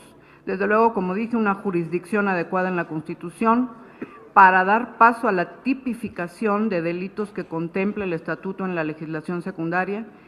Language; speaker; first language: Spanish; native; Spanish